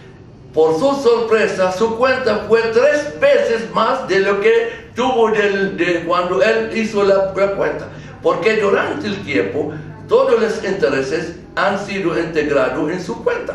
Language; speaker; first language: Spanish; non-native, fluent; Arabic